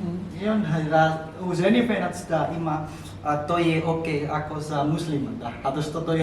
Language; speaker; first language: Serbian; non-native, learner; Indonesian